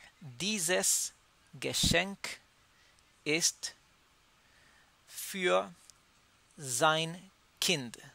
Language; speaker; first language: German; non-native, learner; Spanish